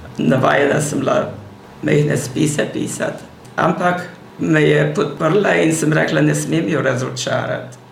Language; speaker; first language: Slovenian; native; Slovenian